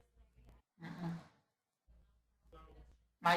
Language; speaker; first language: English; non-native, learner; Vietnamese